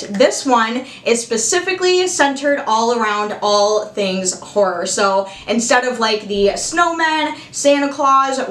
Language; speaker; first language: English; native; English